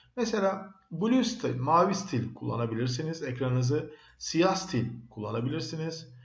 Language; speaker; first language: Turkish; native; Turkish